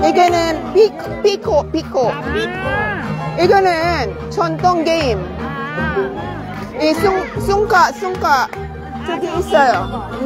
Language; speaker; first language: Korean; non-native, learner; Filipino